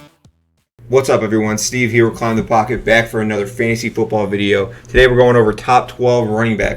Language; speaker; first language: English; native; English